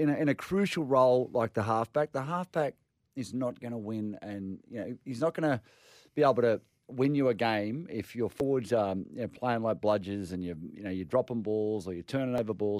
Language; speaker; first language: English; native; English